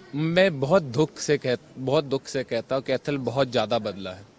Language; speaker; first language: Hindi; native; Hindi